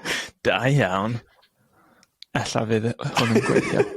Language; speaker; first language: Welsh; non-native, learner; English